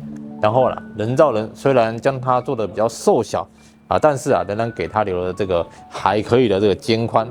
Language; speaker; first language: Chinese; native; Chinese